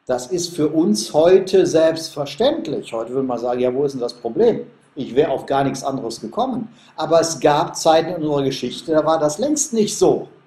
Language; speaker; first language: German; native; German